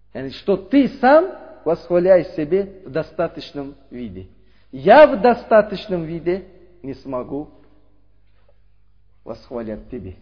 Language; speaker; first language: Russian; non-native, learner; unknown